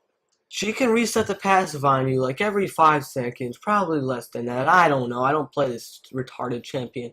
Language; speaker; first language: English; native; English